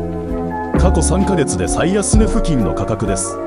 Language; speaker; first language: Japanese; native; Japanese